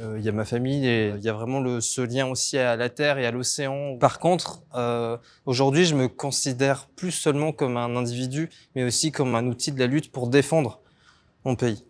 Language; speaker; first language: French; native; French